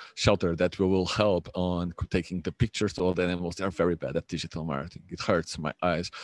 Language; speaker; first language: English; non-native, fluent; Portuguese